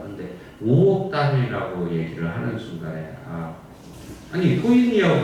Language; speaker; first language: Korean; native; Korean